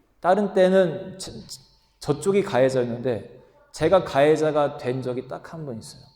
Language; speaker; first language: Korean; native; Korean